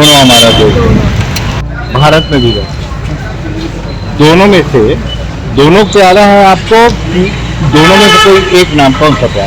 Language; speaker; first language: Hindi; native; Hindi